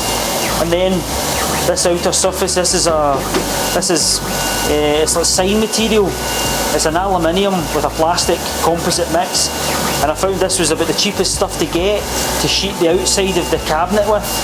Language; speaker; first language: English; native; English